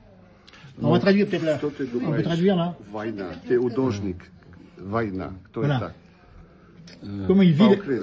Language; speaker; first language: French; native; French